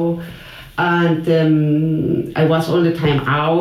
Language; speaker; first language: English; non-native, fluent; Spanish